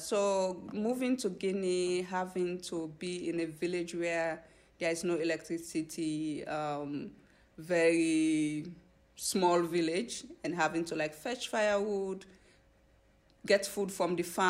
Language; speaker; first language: English; non-native, local second language; Fula